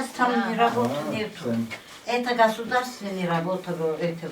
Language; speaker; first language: Russian; non-native, local second language; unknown